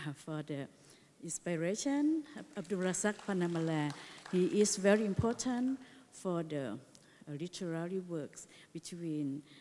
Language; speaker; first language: English; non-native, learner; Thai